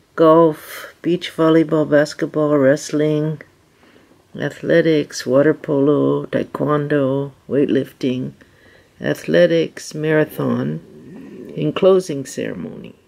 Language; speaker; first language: English; native; English